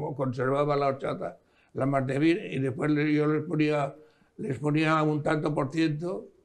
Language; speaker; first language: Spanish; native; Spanish